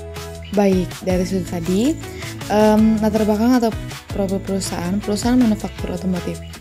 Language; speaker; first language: Indonesian; native; Indonesian